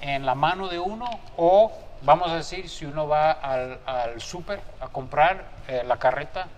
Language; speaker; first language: Spanish; early bilingual, heritage; Spanish